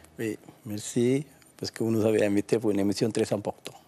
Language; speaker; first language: French; non-native, learner; Sinhala